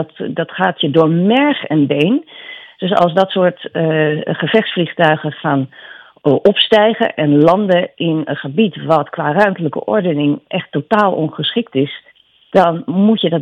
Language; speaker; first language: Dutch; native; Dutch